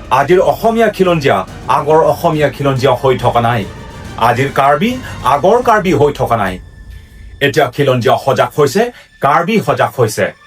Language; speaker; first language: Assamese; non-native, local second language; Karbi